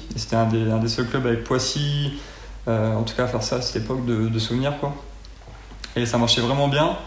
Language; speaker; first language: French; native; French